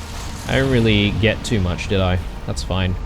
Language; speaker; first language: English; native; English